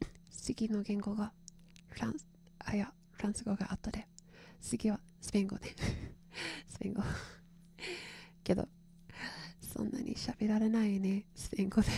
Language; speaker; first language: Japanese; non-native, learner; English